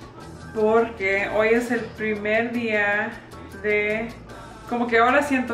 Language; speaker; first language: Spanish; early bilingual, heritage; Spanish